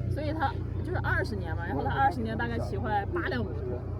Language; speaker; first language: Chinese; native; Chinese